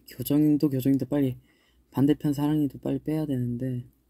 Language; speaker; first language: Korean; native; Korean